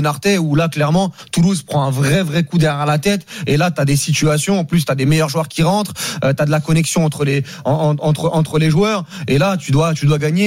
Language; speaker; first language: French; native; French